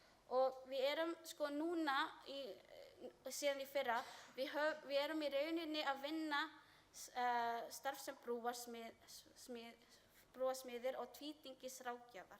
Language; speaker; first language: Icelandic; non-native, learner; Filipino